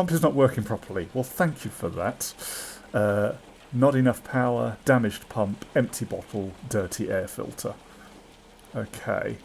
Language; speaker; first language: English; native; English